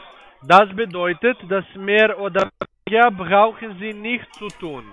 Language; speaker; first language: German; non-native, learner; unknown